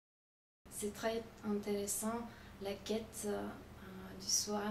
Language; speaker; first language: French; non-native, fluent; Lithuanian